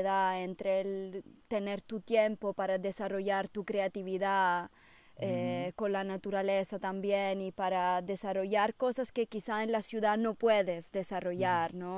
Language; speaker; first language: Spanish; non-native, fluent; Italian